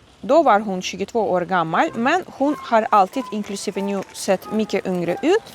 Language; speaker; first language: Swedish; non-native, fluent; Ukrainian